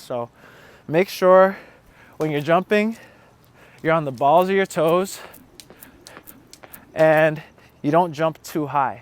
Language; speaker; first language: English; native; English